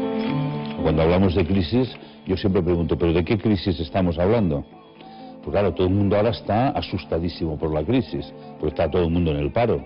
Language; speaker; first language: Spanish; native; Spanish